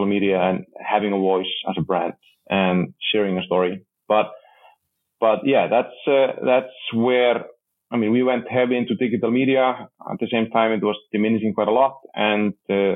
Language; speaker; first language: English; non-native, fluent; Icelandic